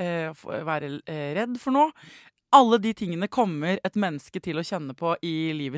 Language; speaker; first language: Norwegian; native; Norwegian